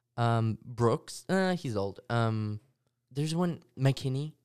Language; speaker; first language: English; early bilingual, other home language; Russian